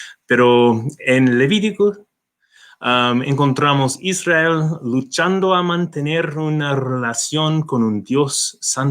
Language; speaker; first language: Spanish; non-native, fluent; English